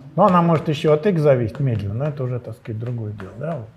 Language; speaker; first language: Russian; native; Russian